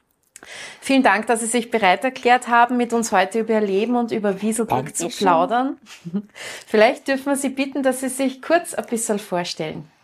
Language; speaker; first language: German; native; German